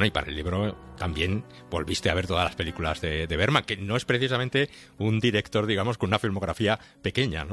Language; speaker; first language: Spanish; native; Spanish